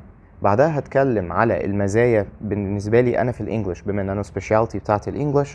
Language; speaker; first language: Arabic; native; Arabic